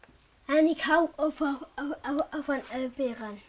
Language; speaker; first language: Dutch; non-native, learner; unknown